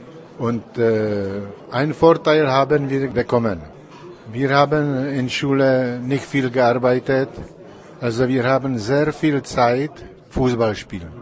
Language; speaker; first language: German; non-native, learner; Czech